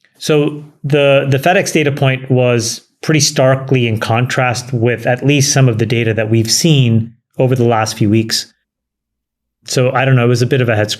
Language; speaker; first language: English; native; English